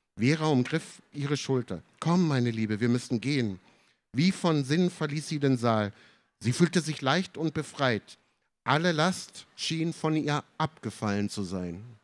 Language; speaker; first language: German; early bilingual, other home language; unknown